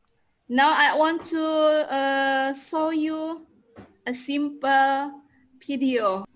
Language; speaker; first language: English; non-native, learner; Indonesian